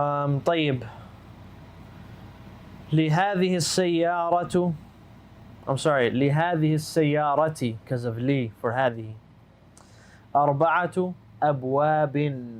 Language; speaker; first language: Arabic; non-native, fluent; English